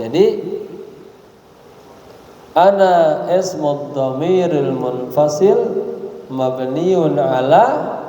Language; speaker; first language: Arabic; non-native, fluent; Indonesian